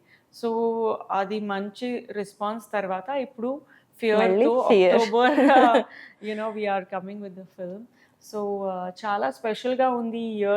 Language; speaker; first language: Telugu; non-native, local second language; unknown